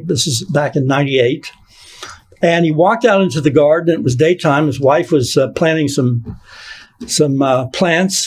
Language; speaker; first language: English; native; English